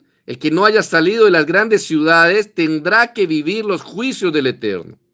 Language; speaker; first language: Spanish; native; Spanish